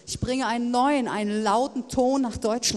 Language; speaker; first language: German; native; German